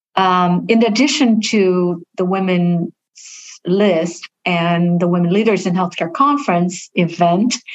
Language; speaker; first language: English; early bilingual, other home language; Vietnamese